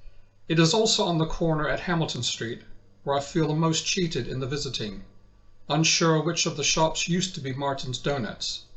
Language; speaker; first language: English; native; English